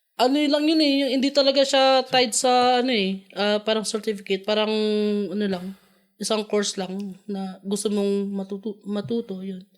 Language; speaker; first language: Filipino; non-native, local second language; Cebuano